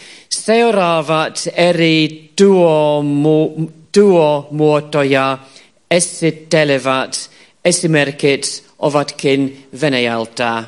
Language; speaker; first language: Finnish; non-native, fluent; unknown